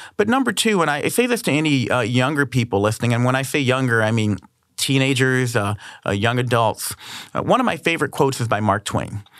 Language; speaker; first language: English; native; English